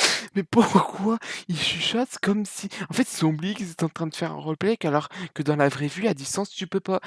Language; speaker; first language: French; native; French